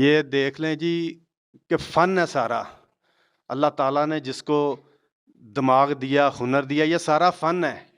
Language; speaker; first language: Urdu; non-native, local second language; Punjabi